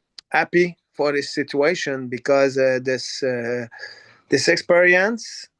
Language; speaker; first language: English; non-native, learner; French